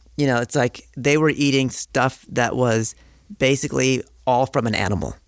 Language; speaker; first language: English; native; English